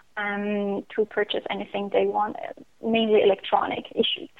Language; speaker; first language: English; non-native, fluent; Persian